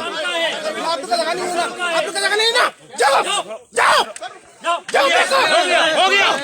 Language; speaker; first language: Hindi; non-native, local second language; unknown